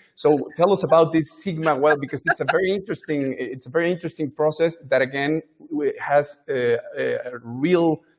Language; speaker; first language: English; non-native, fluent; Spanish